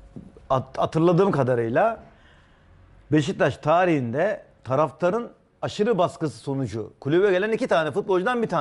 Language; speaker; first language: Turkish; native; Turkish